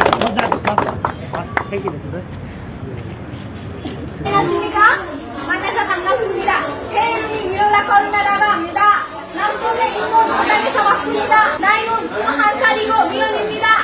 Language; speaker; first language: Korean; non-native, learner; Nepali